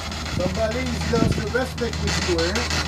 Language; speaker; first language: English; non-native, local second language; French